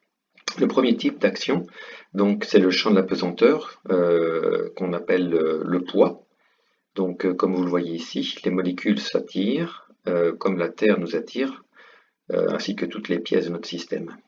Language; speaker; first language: French; native; French